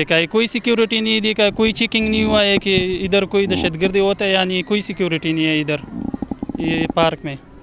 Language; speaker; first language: Hindi; non-native, local second language; Pashto